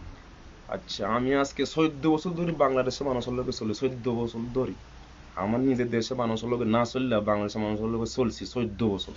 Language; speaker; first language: Bangla; non-native, fluent; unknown